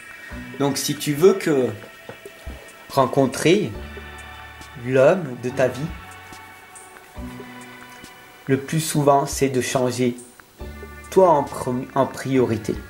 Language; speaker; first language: French; native; French